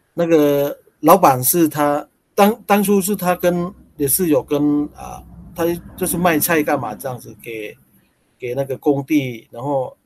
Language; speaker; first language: Chinese; non-native, learner; Thai